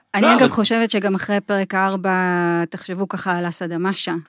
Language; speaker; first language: Hebrew; native; Hebrew